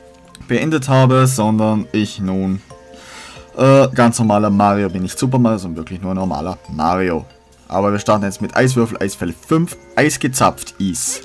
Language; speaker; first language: German; native; German